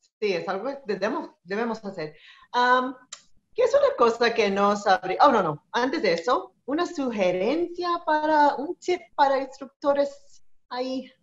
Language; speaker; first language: Spanish; early bilingual, heritage; Spanish